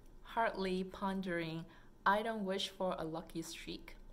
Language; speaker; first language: English; non-native, fluent; Vietnamese